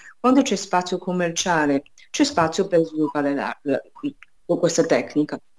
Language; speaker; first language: Italian; non-native, fluent; Chinese